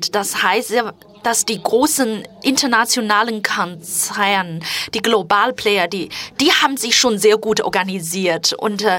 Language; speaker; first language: German; non-native, fluent; Chinese